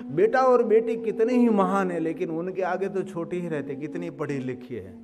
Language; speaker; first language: Hindi; non-native, local second language; Gujarati